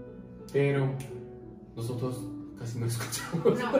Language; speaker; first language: Spanish; non-native, learner; Japanese